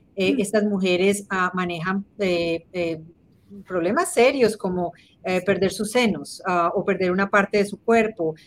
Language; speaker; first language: Spanish; native; Spanish